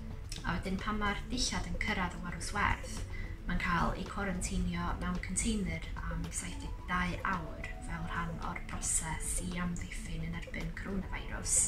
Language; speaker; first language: Welsh; native; Welsh